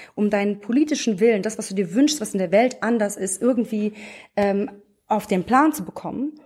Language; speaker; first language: German; native; German